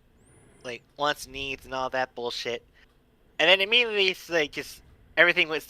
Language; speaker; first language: English; native; English